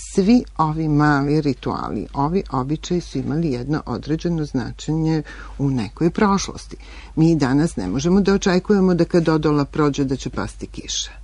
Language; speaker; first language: Serbian; native; Serbian